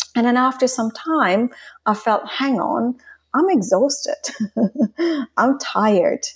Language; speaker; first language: English; non-native, fluent; Swiss German